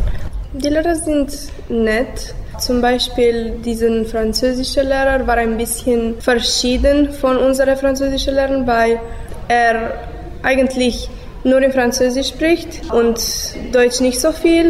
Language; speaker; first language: German; non-native, local second language; Romanian